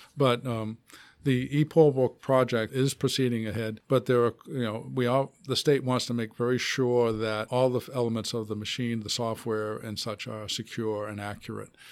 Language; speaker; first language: English; native; English